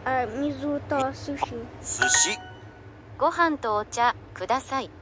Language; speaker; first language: Japanese; non-native, learner; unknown